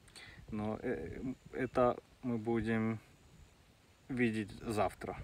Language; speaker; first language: Russian; non-native, learner; Finnish